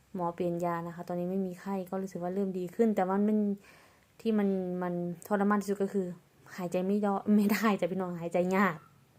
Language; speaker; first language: Thai; native; Thai